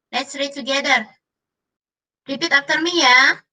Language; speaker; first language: English; non-native, learner; Indonesian